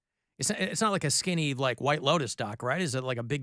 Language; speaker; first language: English; native; English